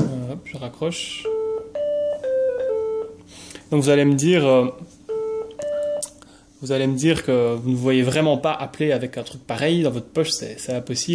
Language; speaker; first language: French; native; French